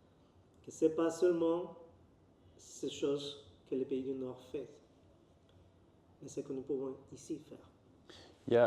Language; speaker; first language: French; non-native, learner; Spanish